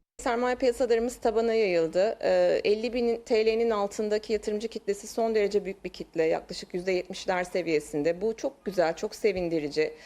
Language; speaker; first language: Turkish; native; Turkish